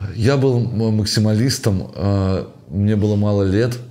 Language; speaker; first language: Russian; native; Russian